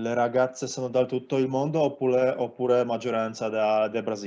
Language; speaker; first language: Italian; non-native, learner; Polish